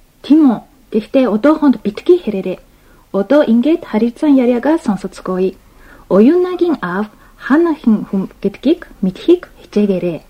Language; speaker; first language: Mongolian; non-native, fluent; Japanese